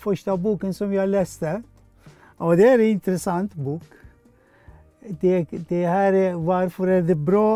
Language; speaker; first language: Swedish; non-native, fluent; Persian